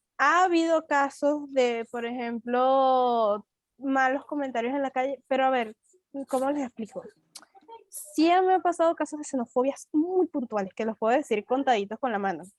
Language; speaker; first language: Spanish; native; Spanish